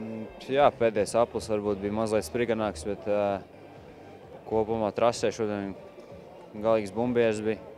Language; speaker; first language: Latvian; native; Latvian